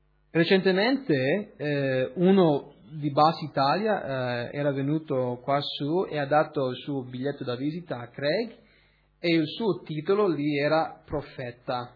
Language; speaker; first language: Italian; early bilingual, other home language; English